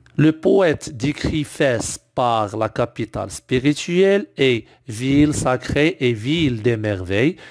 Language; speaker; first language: French; non-native, local second language; Arabic